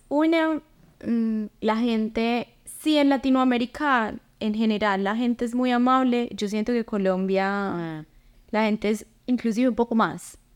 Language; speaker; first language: Spanish; native; Spanish